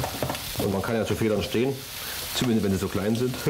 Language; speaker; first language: German; native; German